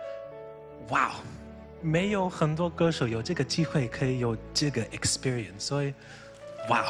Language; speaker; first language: Chinese; early bilingual, heritage; Chinese